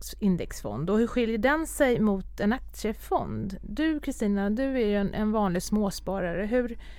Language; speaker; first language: Swedish; native; Swedish